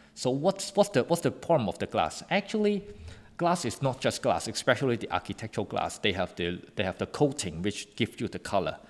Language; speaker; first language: English; non-native, local second language; Cantonese